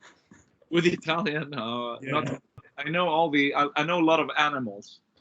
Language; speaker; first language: English; non-native, fluent; Swedish